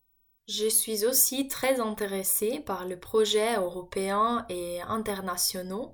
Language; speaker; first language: French; non-native, fluent; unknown